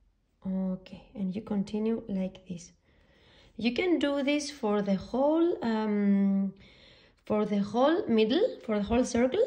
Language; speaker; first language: English; non-native, fluent; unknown